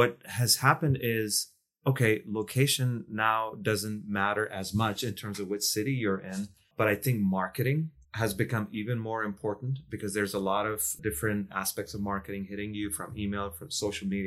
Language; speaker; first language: English; non-native, local second language; Urdu